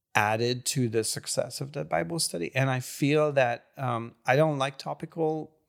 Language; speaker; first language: English; non-native, fluent; Hungarian